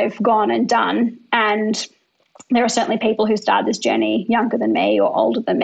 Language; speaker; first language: English; native; English